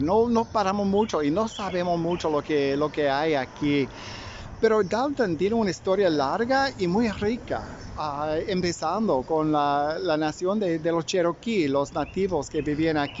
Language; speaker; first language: Spanish; non-native, fluent; English